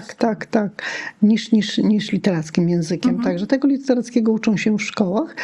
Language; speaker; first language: Polish; non-native, local second language; Lithuanian